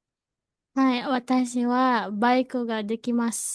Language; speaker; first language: Japanese; non-native, learner; Indonesian